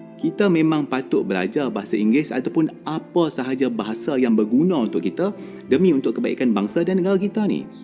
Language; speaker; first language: Malay; native; Malay